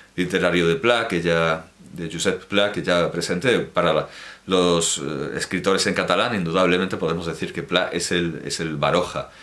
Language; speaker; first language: Spanish; native; Spanish